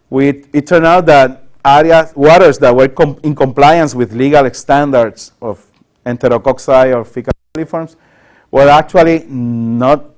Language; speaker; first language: English; non-native, local second language; Spanish